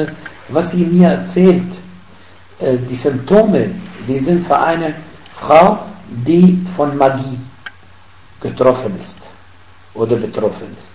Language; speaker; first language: German; non-native, fluent; Arabic